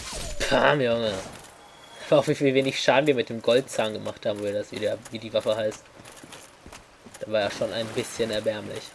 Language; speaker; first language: German; native; German